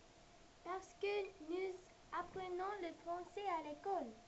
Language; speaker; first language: French; non-native, learner; English